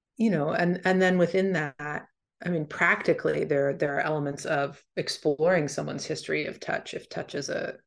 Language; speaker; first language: English; native; English